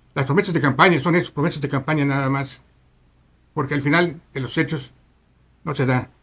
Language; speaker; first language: Spanish; native; Spanish